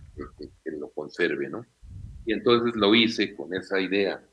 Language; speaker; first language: Spanish; native; Spanish